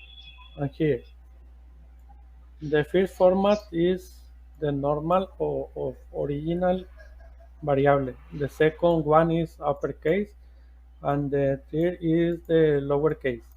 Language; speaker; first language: English; non-native, learner; Spanish